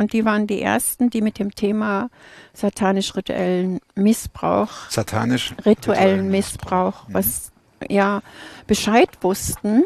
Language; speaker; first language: German; native; German